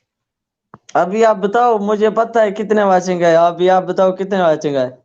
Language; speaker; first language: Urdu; non-native, local second language; Saraiki